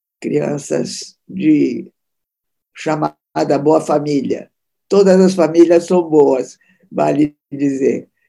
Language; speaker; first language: Portuguese; early bilingual, other home language; Italian